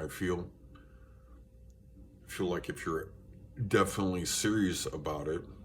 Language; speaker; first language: English; native; English